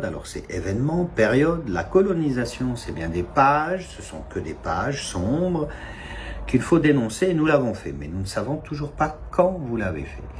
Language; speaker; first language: French; non-native, local second language; Kabyle